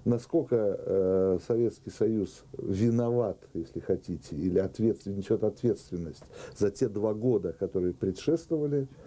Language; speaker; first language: Russian; native; Russian